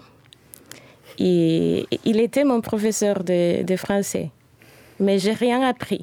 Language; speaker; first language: French; non-native, fluent; Spanish